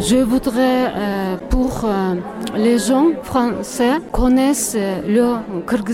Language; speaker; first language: French; non-native, learner; Kyrgyz